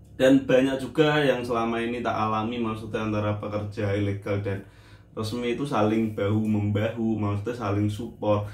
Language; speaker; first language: Indonesian; native; Indonesian